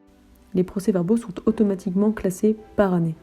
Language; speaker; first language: French; native; French